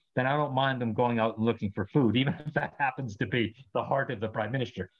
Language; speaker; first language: English; native; English